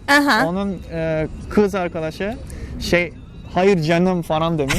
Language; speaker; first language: Turkish; non-native, learner; Japanese